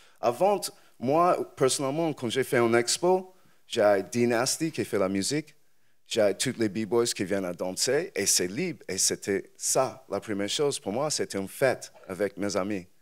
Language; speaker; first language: French; non-native, learner; English